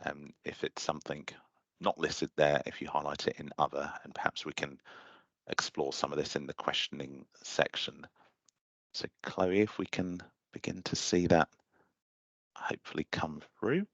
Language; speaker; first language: English; native; English